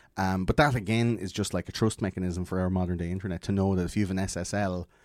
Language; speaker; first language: English; native; English